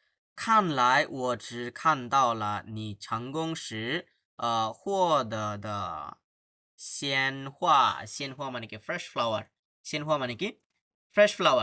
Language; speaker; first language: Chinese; non-native, fluent; Bangla